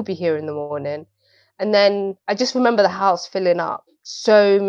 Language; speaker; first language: English; early bilingual, other home language; Swahili